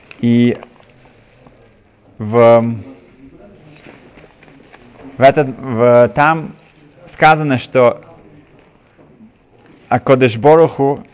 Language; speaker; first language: Russian; native; Russian